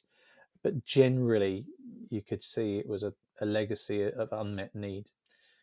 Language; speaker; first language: English; native; English